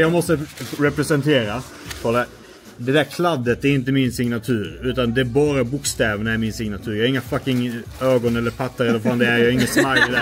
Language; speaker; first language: Swedish; native; Swedish